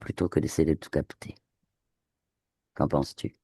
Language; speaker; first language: French; native; French